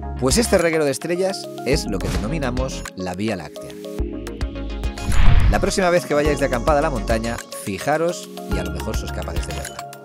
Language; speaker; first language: Spanish; native; Spanish